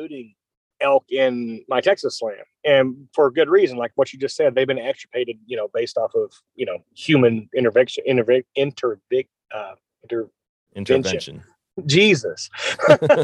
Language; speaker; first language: English; native; English